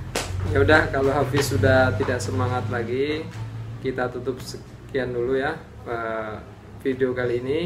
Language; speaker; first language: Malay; non-native, local second language; Javanese